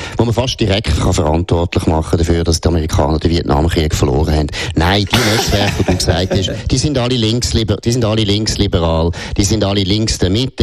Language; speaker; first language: German; native; German